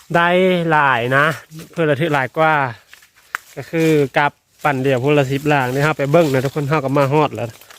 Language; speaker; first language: Thai; native; Thai